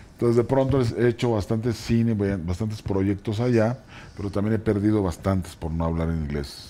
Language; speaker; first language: Spanish; native; Spanish